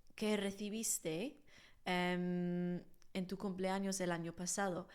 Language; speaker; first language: Spanish; non-native, fluent; English